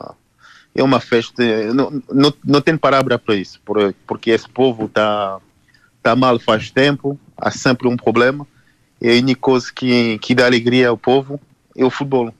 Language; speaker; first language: Portuguese; non-native, learner; French